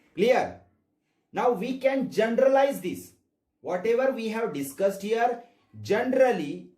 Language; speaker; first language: English; non-native, local second language; Marathi